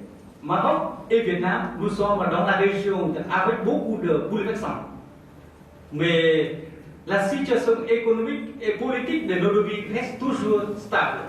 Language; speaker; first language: French; non-native, fluent; Vietnamese